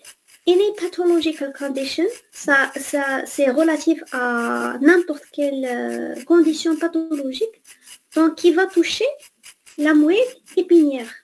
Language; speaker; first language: French; non-native, fluent; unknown